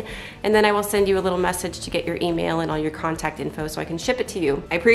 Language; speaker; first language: English; native; English